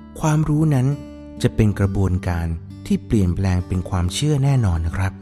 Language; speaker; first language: Thai; native; Thai